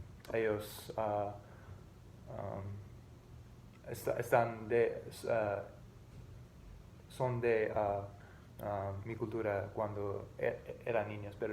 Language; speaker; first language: Spanish; non-native, learner; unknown